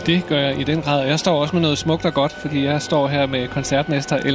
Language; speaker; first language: Danish; native; Danish